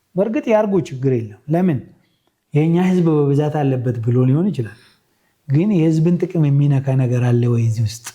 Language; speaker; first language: Amharic; non-native, local second language; Oromo